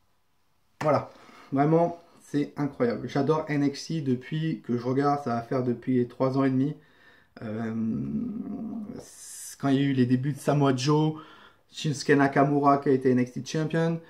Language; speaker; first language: French; native; French